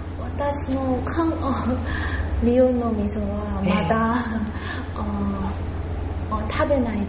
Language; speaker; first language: Japanese; non-native, learner; Korean